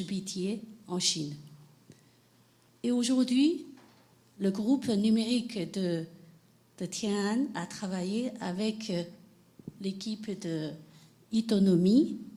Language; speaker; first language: French; non-native, fluent; Chinese